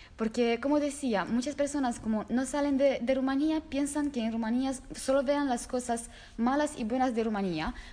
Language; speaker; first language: Spanish; non-native, fluent; Romanian